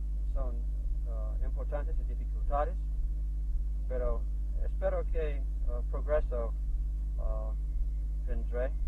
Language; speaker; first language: Spanish; non-native, learner; English